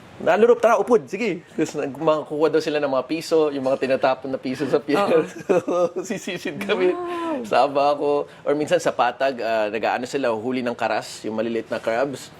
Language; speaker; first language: Filipino; non-native, local second language; Waray